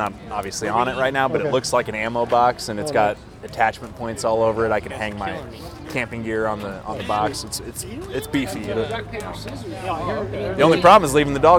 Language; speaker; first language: English; native; English